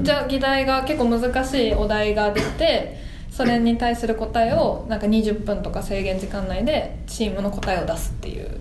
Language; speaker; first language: Japanese; native; Japanese